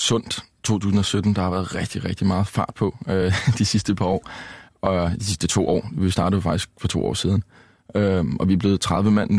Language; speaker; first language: Danish; native; Danish